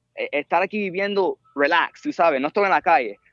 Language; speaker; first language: Spanish; early bilingual, heritage; Spanish